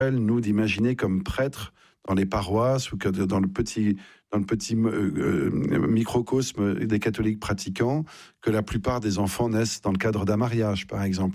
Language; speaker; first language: French; native; French